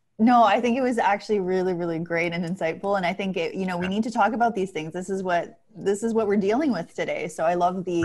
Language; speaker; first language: English; native; English